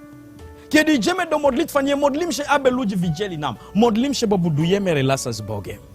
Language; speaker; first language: Polish; non-native, learner; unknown